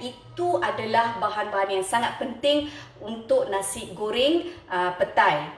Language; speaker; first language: Malay; non-native, local second language; Tamil